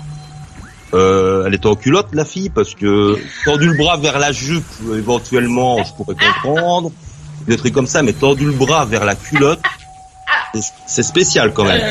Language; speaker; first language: French; native; French